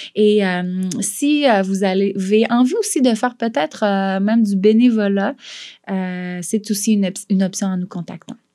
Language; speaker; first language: French; native; French